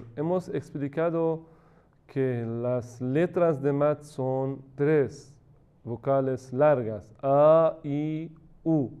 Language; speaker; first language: Spanish; non-native, fluent; Persian